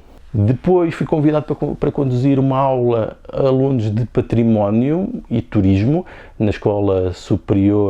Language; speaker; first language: Portuguese; native; Portuguese